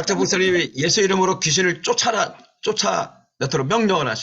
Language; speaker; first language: Korean; native; Korean